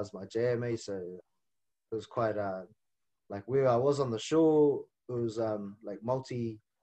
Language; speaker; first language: English; non-native, local second language; Māori